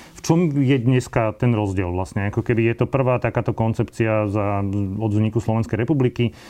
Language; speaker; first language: Slovak; native; Slovak